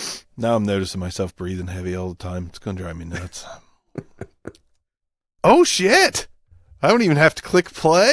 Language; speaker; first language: English; native; English